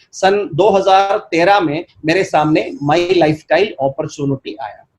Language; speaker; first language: Hindi; non-native, local second language; Malayalam